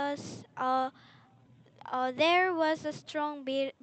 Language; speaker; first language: English; non-native, learner; Korean